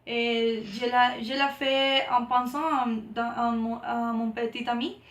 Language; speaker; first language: French; non-native, learner; Spanish